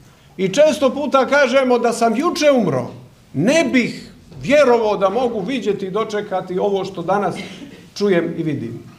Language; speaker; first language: Croatian; native; Croatian